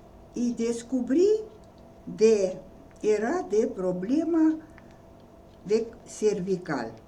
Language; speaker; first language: Spanish; non-native, learner; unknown